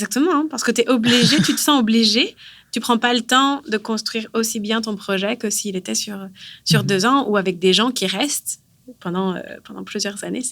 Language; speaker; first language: French; native; French